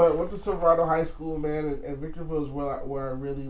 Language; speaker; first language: English; native; English